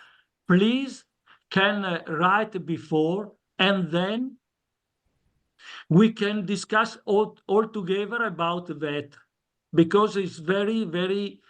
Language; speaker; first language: English; non-native, learner; Italian